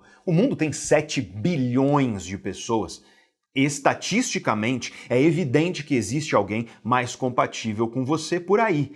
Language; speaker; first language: Portuguese; native; Portuguese